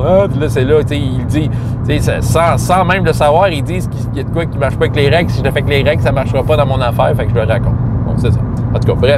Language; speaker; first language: French; native; French